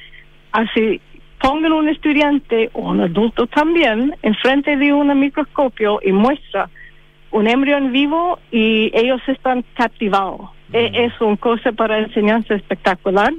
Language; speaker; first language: Spanish; non-native, fluent; English